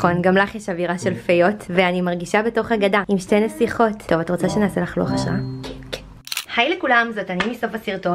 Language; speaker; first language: Hebrew; native; Hebrew